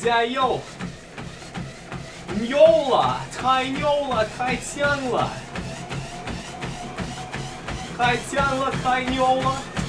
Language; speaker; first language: Chinese; non-native, learner; Russian